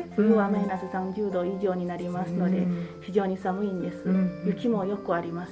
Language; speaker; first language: Japanese; non-native, fluent; Chinese